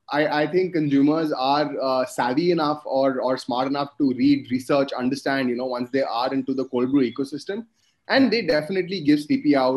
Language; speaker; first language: English; non-native, local second language; Hindi